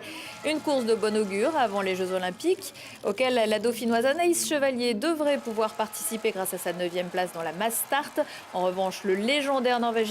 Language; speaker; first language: French; native; French